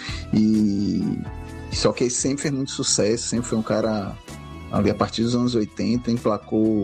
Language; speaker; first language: Portuguese; native; Portuguese